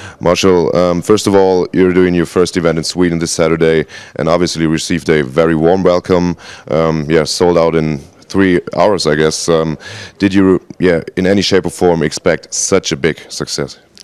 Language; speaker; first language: English; non-native, fluent; German